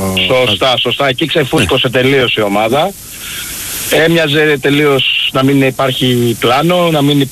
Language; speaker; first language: Greek; native; Greek